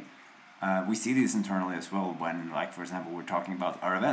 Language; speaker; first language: English; non-native, fluent; Norwegian